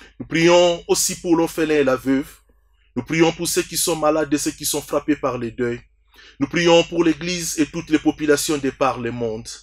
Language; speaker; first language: French; non-native, local second language; Swahili